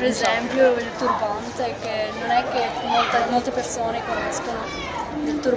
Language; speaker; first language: Italian; non-native, fluent; Punjabi